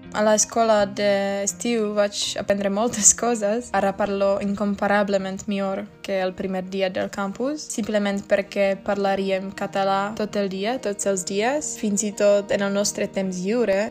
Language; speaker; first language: Catalan; non-native, fluent; Czech